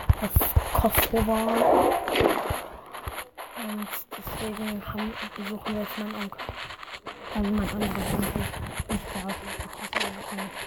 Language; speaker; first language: German; early bilingual, other home language; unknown